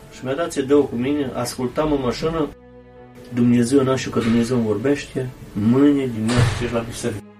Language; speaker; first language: Romanian; early bilingual, heritage; Romanian